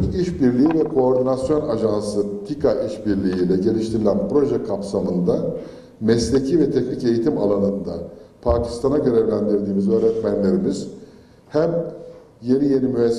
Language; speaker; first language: Turkish; native; Turkish